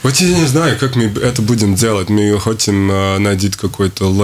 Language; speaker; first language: Russian; non-native, local second language; Latvian